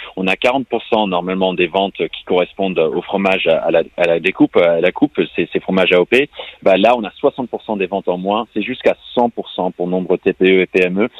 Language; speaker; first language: French; non-native, fluent; English